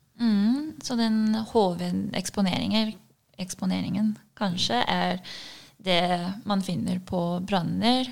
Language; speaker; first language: Norwegian; non-native, fluent; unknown